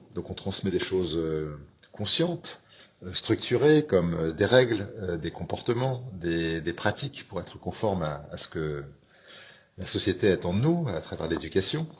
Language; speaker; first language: French; native; French